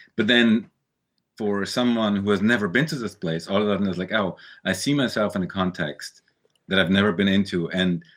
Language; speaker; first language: English; early bilingual, other home language; German